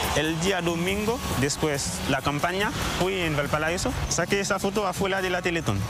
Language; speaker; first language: Spanish; non-native, learner; Haitian Creole